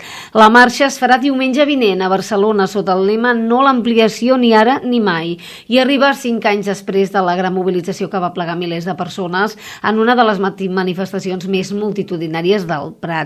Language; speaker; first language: Catalan; native; Catalan